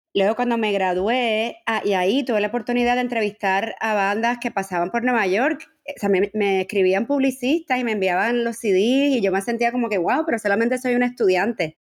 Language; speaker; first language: Spanish; native; Spanish